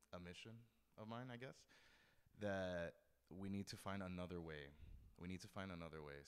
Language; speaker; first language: English; native; English